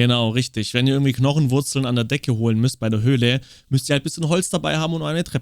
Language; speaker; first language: German; native; German